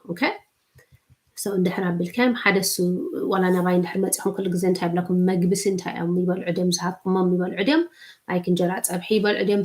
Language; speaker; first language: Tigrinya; early bilingual, heritage; Tigrinya